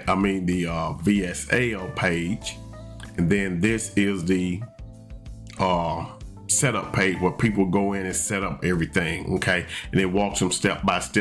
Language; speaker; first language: English; native; English